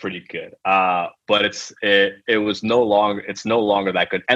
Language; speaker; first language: English; early bilingual, other home language; Telugu